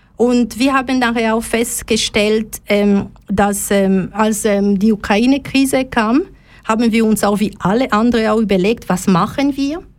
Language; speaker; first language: German; non-native, fluent; Lingala